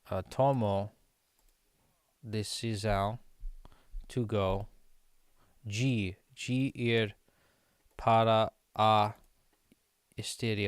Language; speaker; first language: Portuguese; non-native, learner; English